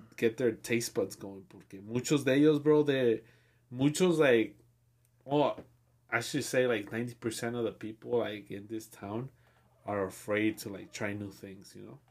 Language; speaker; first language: English; early bilingual, other home language; Spanish